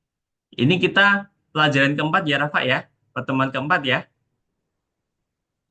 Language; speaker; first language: Indonesian; native; Indonesian